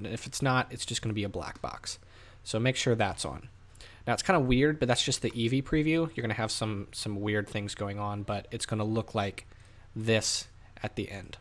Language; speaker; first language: English; native; English